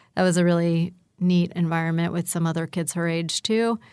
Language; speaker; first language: English; native; English